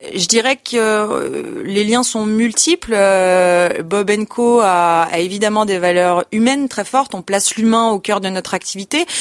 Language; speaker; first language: French; native; French